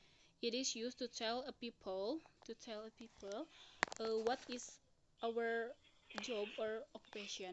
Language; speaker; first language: English; non-native, learner; Indonesian